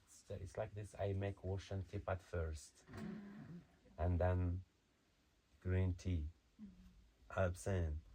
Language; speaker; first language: English; non-native, learner; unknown